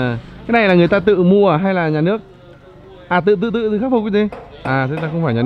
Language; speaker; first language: Vietnamese; native; Vietnamese